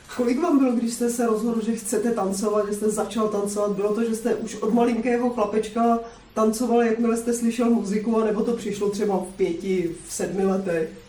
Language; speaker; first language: Czech; native; Czech